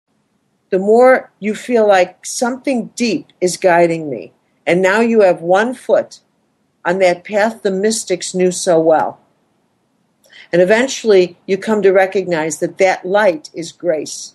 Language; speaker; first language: English; native; English